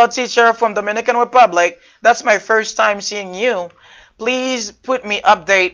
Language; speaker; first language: English; non-native, fluent; Haitian Creole